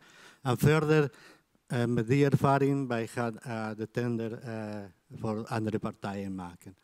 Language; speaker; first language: Dutch; non-native, fluent; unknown